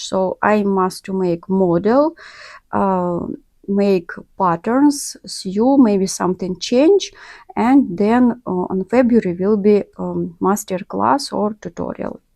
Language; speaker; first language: English; non-native, learner; Russian